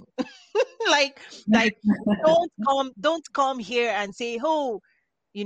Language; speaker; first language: English; non-native, local second language; Yoruba